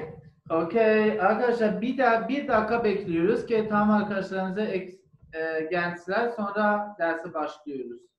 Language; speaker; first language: Turkish; non-native, learner; German